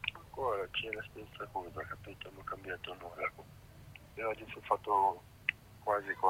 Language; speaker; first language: Italian; non-native, learner; Arabic